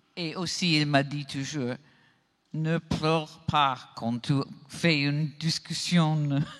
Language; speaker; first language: French; non-native, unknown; English